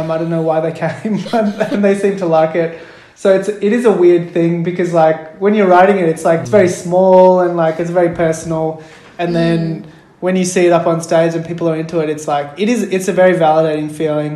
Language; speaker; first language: English; native; English